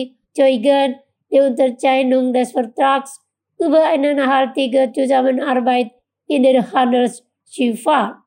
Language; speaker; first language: German; non-native, fluent; Indonesian